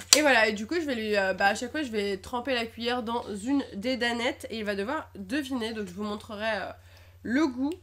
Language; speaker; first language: French; native; French